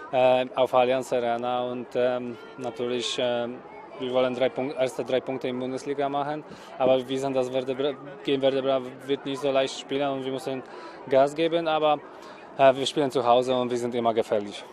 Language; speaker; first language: German; non-native, learner; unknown